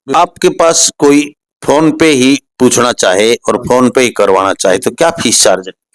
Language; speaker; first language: Hindi; native; Hindi